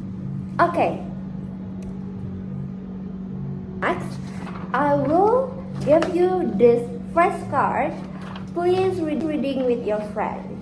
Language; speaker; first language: English; non-native, fluent; Indonesian